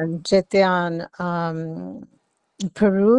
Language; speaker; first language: French; non-native, learner; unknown